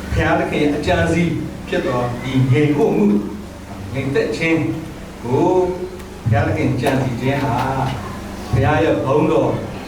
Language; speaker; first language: Burmese; non-native, local second language; S'gaw Karen